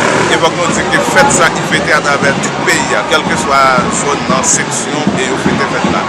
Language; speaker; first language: French; non-native, local second language; Haitian Creole